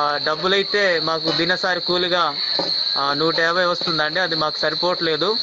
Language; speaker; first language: Telugu; native; Telugu